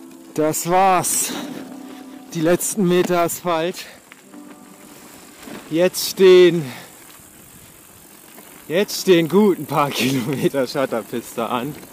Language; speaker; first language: German; native; German